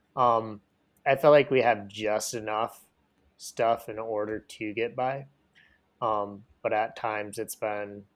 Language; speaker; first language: English; native; English